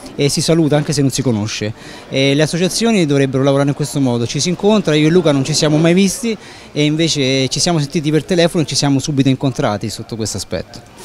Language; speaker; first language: Italian; native; Italian